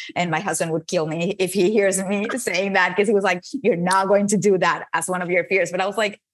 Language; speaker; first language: English; non-native, fluent; Spanish